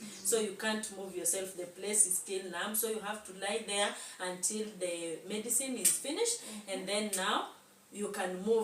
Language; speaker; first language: English; non-native, local second language; Swahili